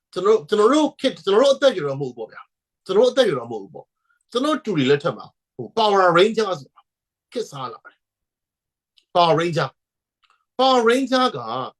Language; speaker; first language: Burmese; non-native, local second language; Hakha Chin